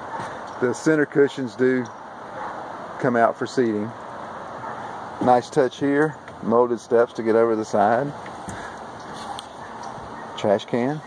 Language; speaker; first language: English; native; English